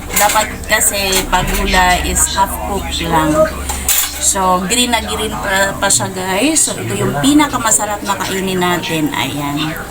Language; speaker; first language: Filipino; non-native, local second language; Cebuano